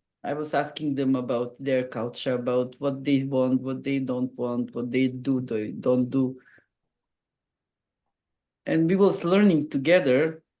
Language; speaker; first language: English; non-native, fluent; Macedonian